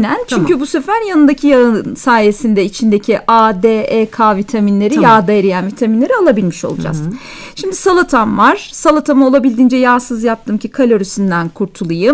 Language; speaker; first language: Turkish; native; Turkish